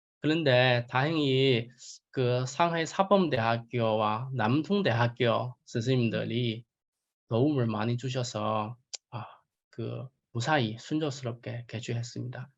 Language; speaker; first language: Korean; non-native, fluent; Chinese